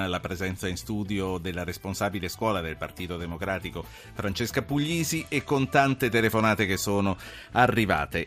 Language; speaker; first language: Italian; native; Italian